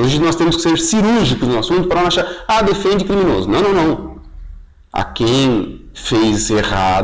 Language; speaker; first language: Portuguese; native; Portuguese